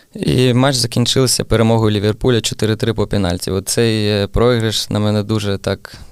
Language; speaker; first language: Ukrainian; non-native, local second language; Russian